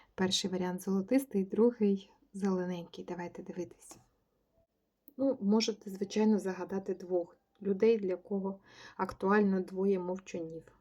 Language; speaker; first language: Ukrainian; non-native, local second language; Russian